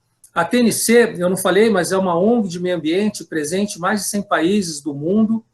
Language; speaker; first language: Portuguese; native; Portuguese